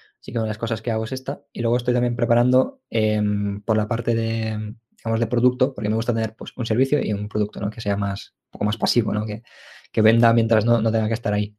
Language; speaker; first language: Spanish; early bilingual, other home language; Ukrainian